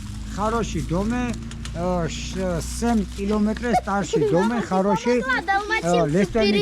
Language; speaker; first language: Russian; non-native, learner; Georgian